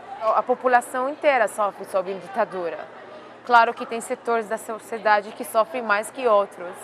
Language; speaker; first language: Portuguese; non-native, fluent; Arabic